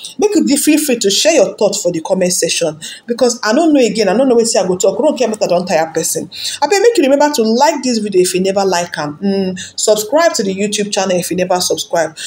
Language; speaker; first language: Nigerian Pidgin; non-native, local second language; Yoruba